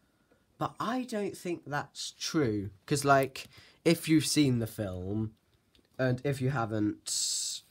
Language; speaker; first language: English; native; English